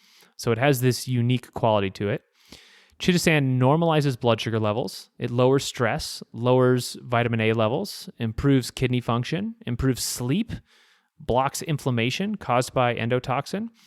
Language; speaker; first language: English; native; English